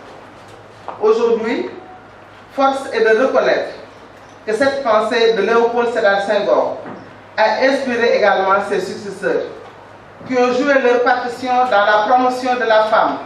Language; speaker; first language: French; non-native, local second language; Wolof